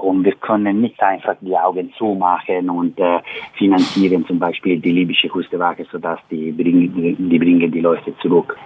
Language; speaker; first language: German; non-native, learner; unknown